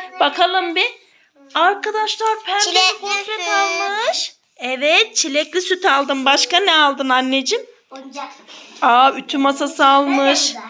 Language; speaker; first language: Turkish; native; Turkish